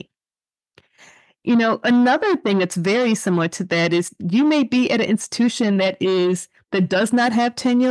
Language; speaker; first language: English; native; English